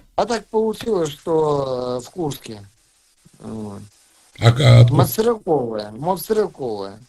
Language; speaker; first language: Russian; native; Russian